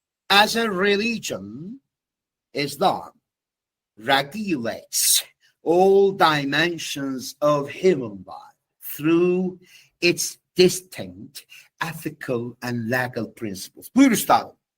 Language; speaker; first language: English; non-native, fluent; Turkish